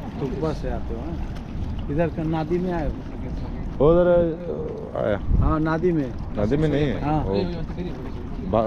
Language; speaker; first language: Hindi; non-native, learner; Filipino